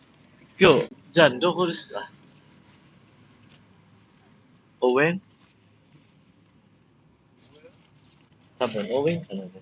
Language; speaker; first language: Japanese; non-native, learner; Filipino